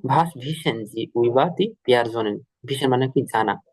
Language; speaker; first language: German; non-native, fluent; Bangla